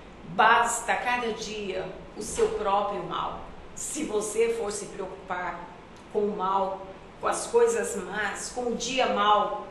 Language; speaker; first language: Portuguese; native; Portuguese